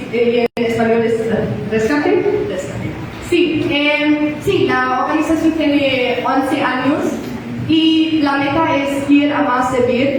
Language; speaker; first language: Spanish; non-native, fluent; German